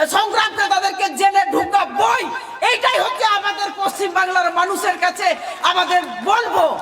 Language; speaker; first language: Bangla; non-native, local second language; Santali